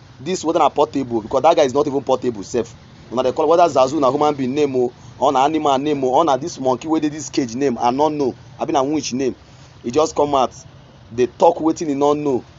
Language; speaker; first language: Nigerian Pidgin; native; Nigerian Pidgin